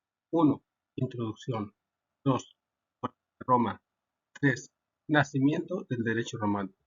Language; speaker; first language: Spanish; native; Spanish